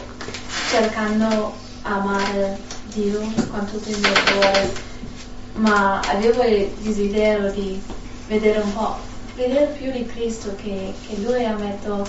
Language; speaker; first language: Italian; non-native, fluent; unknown